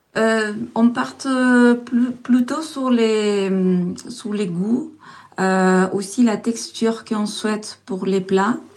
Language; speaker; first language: French; non-native, fluent; Spanish